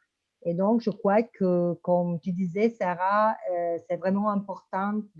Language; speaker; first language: French; non-native, fluent; Italian